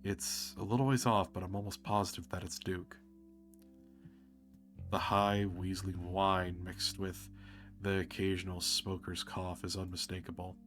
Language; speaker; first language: English; native; English